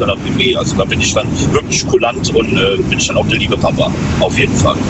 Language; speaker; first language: German; native; German